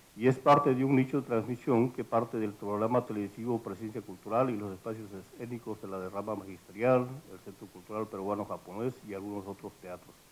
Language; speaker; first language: Spanish; native; Spanish